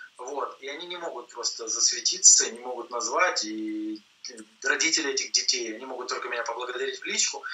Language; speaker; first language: Russian; native; Russian